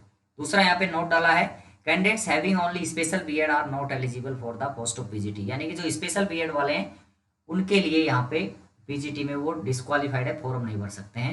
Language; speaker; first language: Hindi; native; Hindi